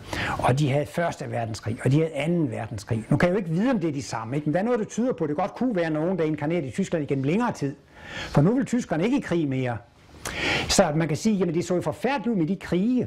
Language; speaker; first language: Danish; native; Danish